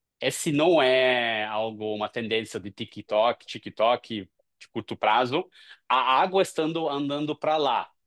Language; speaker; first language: Portuguese; non-native, fluent; English